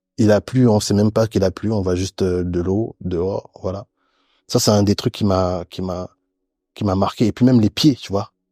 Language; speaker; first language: French; early bilingual, other home language; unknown